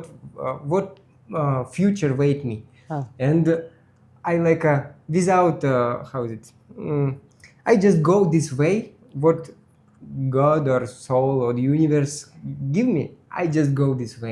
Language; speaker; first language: English; non-native, learner; Russian